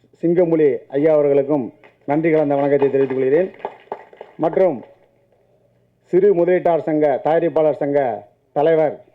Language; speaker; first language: Tamil; native; Tamil